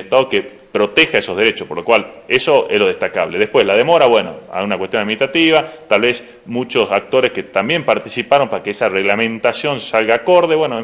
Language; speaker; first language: Spanish; native; Spanish